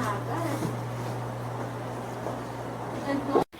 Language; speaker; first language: Portuguese; non-native, learner; Haitian Creole